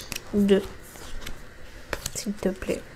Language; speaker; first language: French; native; French